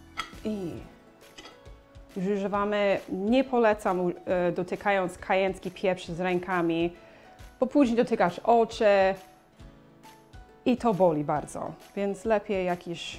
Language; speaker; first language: Polish; non-native, learner; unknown